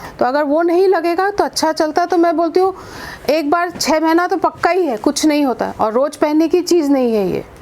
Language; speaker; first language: Hindi; native; Hindi